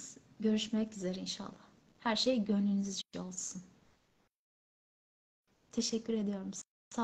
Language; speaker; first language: Turkish; native; Turkish